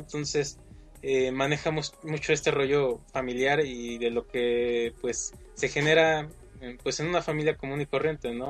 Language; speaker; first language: Spanish; native; Spanish